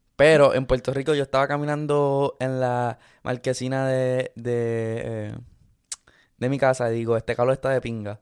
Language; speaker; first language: Spanish; early bilingual, other home language; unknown